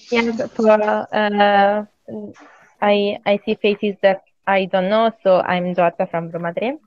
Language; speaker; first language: English; non-native, fluent; Italian